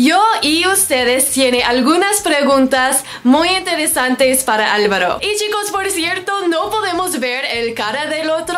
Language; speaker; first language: Spanish; non-native, learner; English